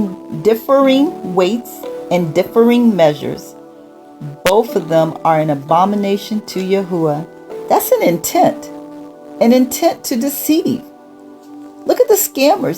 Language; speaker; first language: English; native; English